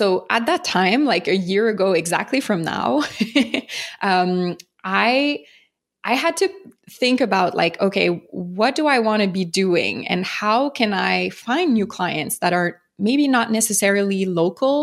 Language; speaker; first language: English; non-native, fluent; French